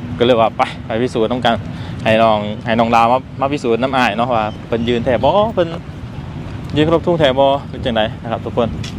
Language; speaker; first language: Thai; native; Thai